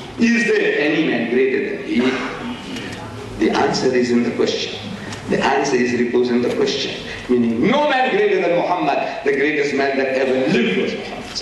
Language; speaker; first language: English; non-native, local second language; Gujarati